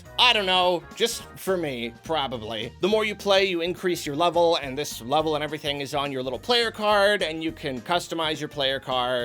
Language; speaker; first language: English; native; English